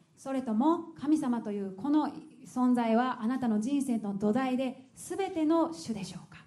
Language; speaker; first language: Japanese; native; Japanese